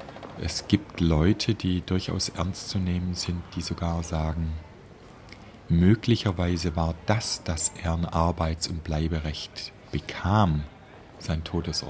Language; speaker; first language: German; native; German